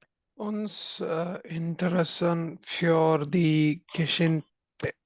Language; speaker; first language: German; non-native, learner; Malayalam